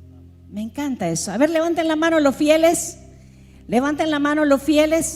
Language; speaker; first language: Spanish; native; Spanish